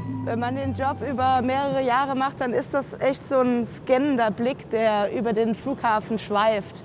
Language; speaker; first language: German; native; German